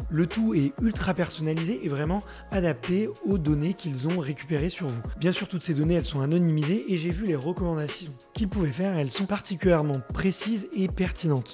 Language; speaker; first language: French; native; French